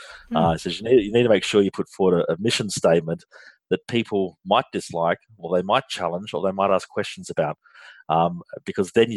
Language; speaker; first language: English; native; English